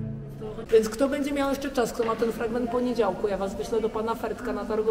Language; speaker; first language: Polish; native; Polish